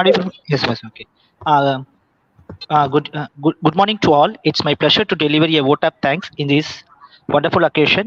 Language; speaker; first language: English; non-native, local second language; Tamil